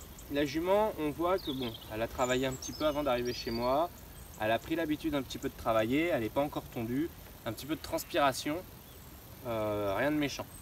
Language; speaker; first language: French; native; French